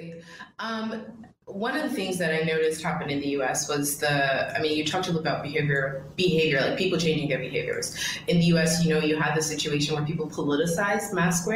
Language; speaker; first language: English; non-native, local second language; Krio